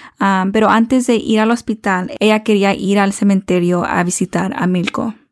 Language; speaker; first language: Spanish; early bilingual, heritage; Spanish